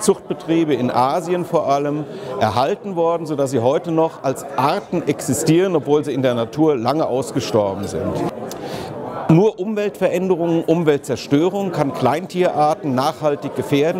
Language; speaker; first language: German; native; German